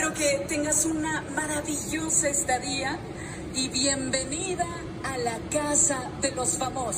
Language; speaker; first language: Spanish; native; Spanish